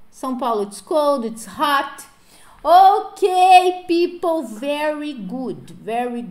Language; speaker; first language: English; non-native, fluent; Portuguese